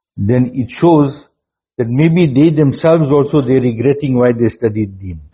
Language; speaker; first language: English; native; English